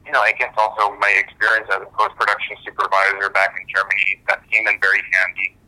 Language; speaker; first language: English; early bilingual, other home language; German